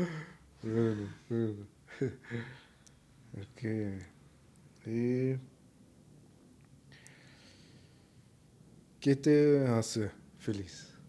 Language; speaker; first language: Spanish; non-native, learner; German